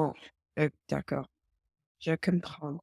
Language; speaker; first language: French; non-native, learner; English